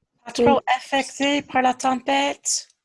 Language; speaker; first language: French; non-native, fluent; English